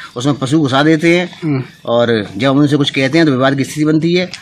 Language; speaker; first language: Hindi; native; Hindi